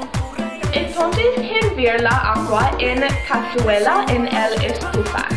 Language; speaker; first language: Spanish; non-native, learner; English